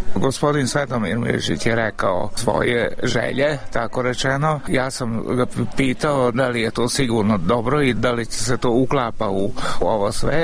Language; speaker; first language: Serbian; early bilingual, heritage; Serbian